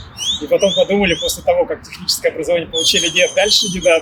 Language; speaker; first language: Russian; native; Russian